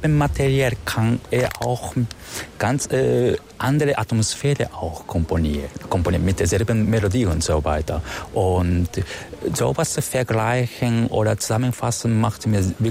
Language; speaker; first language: German; non-native, fluent; Japanese